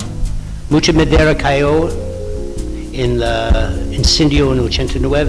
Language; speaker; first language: Spanish; non-native, learner; English